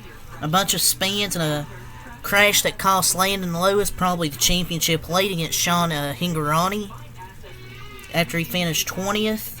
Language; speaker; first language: English; native; English